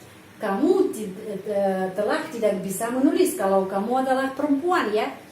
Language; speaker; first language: Indonesian; non-native, fluent; Russian